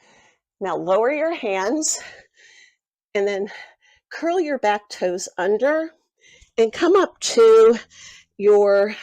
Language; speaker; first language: English; native; English